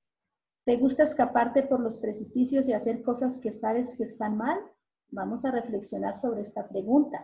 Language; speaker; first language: Spanish; native; Spanish